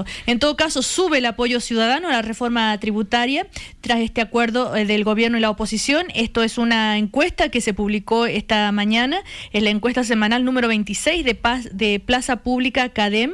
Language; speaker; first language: Spanish; native; Spanish